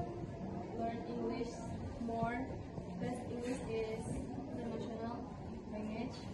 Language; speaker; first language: English; non-native, learner; Indonesian